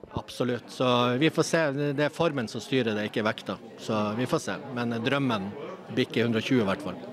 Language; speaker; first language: Norwegian; native; Norwegian